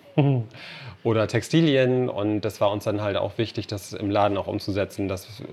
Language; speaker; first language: German; non-native, fluent; English